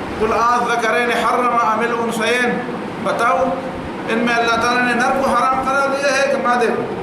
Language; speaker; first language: Urdu; non-native, local second language; Pashto